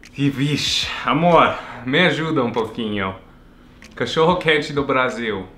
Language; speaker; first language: Portuguese; non-native, fluent; English